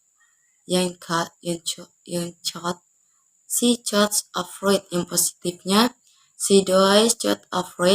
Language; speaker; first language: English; non-native, learner; Indonesian